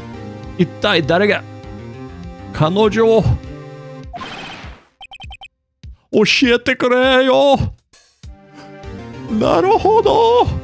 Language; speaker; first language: Japanese; non-native, learner; English